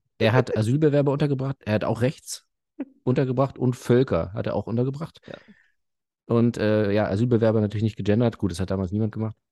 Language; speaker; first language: German; early bilingual, other home language; Arabic